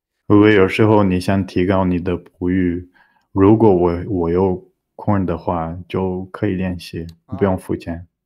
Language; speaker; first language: Chinese; non-native, learner; Portuguese